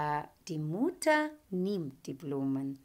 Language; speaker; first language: German; non-native, fluent; Ukrainian